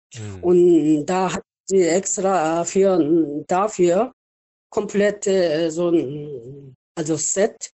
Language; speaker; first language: German; non-native, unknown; Korean